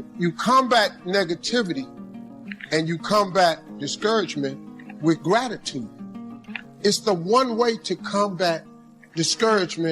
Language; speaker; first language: English; native; English